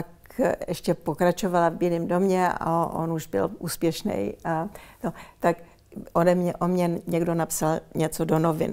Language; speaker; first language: Czech; early bilingual, heritage; Czech